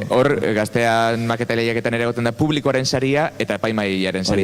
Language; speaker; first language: Basque; native; Basque